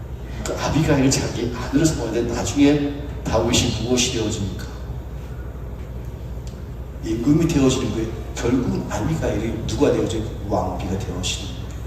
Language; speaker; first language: Korean; native; Korean